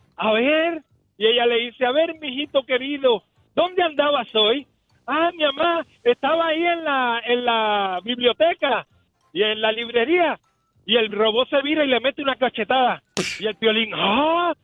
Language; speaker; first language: Spanish; native; Spanish